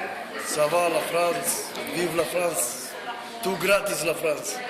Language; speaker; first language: French; non-native, learner; Romanian